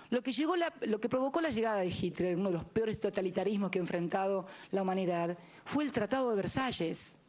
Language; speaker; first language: Spanish; native; Spanish